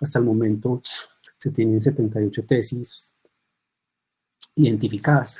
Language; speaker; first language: Spanish; native; Spanish